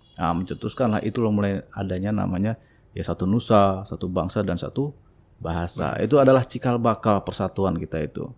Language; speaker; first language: Indonesian; native; Indonesian